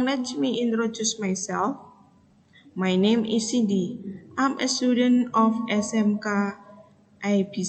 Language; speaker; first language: English; non-native, fluent; Indonesian